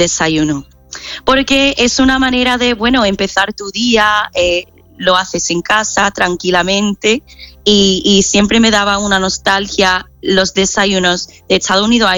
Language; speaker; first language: Spanish; non-native, fluent; English